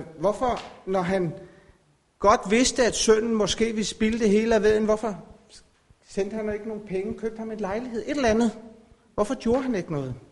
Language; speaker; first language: Danish; native; Danish